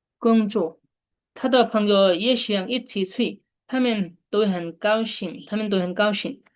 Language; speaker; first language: Chinese; non-native, fluent; Bangla